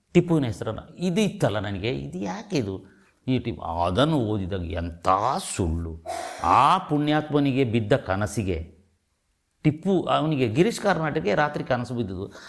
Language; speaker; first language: Kannada; non-native, local second language; Kodava